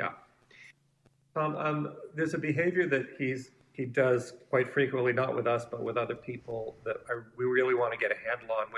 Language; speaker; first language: English; native; English